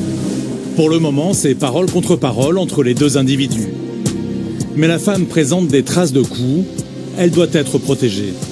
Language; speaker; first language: French; native; French